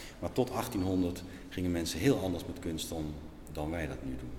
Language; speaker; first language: Dutch; native; Dutch